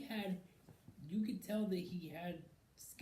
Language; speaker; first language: English; native; English